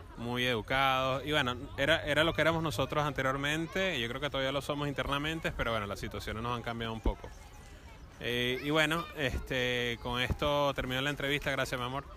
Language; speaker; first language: Spanish; native; Spanish